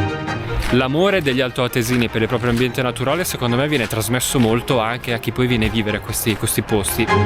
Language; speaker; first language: Italian; native; Italian